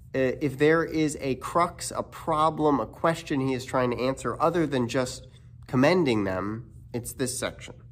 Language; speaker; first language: English; native; English